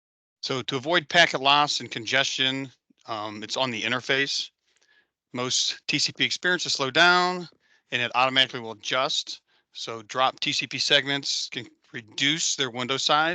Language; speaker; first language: English; native; English